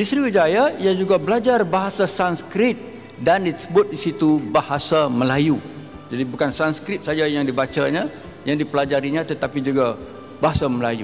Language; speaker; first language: Malay; native; Malay